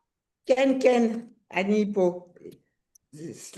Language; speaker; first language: Hebrew; non-native, learner; French